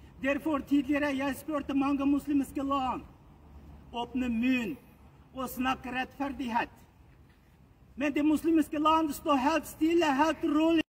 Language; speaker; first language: Norwegian; non-native, learner; Uyghur